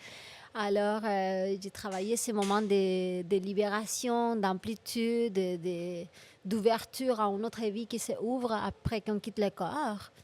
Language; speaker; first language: French; non-native, fluent; Spanish